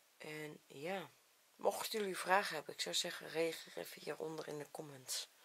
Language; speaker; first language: Dutch; native; Dutch